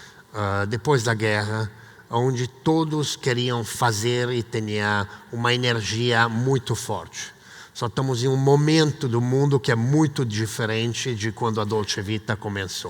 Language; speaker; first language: Portuguese; non-native, fluent; Italian